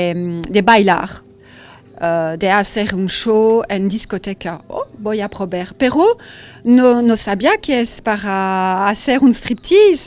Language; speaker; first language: Spanish; non-native, learner; French